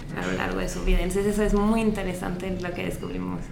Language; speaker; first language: Spanish; non-native, fluent; French